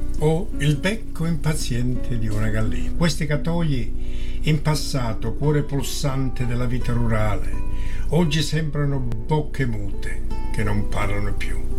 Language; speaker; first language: Italian; native; Italian